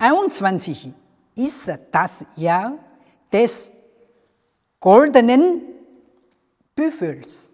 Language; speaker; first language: German; non-native, learner; Chinese